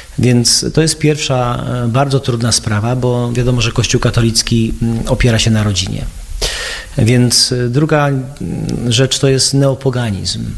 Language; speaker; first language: Polish; early bilingual, heritage; Polish